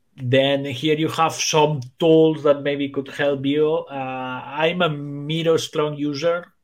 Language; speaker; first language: English; non-native, fluent; Spanish